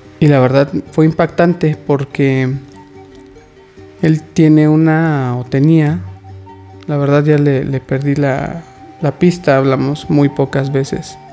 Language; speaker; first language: Spanish; native; Spanish